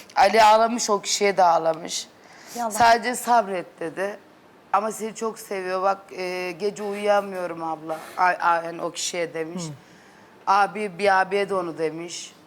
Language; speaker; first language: Turkish; native; Turkish